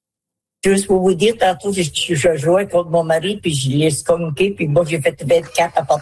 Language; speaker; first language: French; native; French